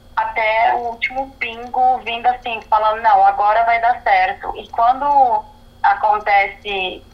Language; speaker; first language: Portuguese; early bilingual, other home language; Arabic